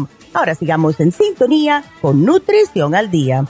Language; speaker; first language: Spanish; native; Spanish